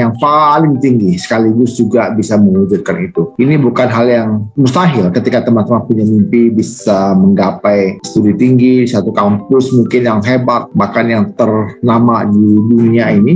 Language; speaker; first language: Indonesian; native; Indonesian